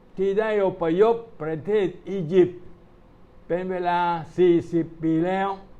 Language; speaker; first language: Thai; non-native, fluent; Italian